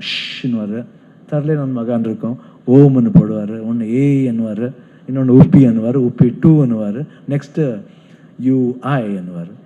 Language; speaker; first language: Tamil; non-native, fluent; Kannada